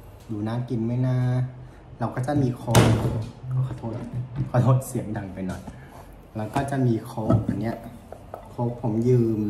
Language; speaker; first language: Thai; non-native, fluent; Vietnamese